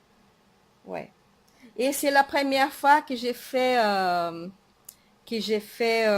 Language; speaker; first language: French; non-native, fluent; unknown